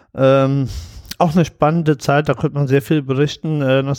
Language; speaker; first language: German; native; German